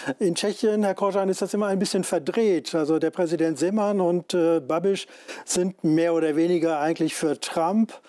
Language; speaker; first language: German; native; German